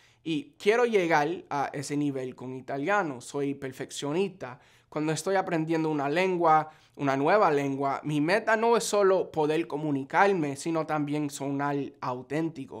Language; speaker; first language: Spanish; non-native, fluent; English